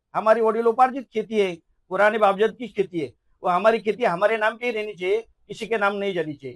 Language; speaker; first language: Hindi; non-native, local second language; Marathi